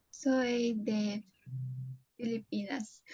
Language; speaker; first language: Spanish; non-native, learner; Filipino